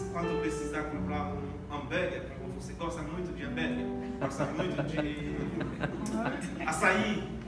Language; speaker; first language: Portuguese; non-native, learner; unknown